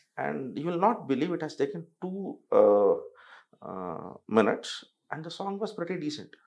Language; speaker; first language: English; non-native, local second language; Telugu